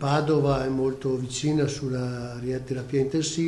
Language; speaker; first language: Italian; native; Italian